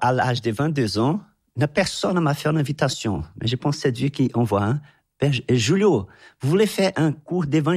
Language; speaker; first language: French; non-native, fluent; Portuguese